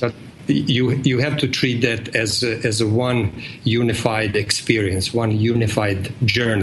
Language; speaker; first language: English; non-native, fluent; Bosnian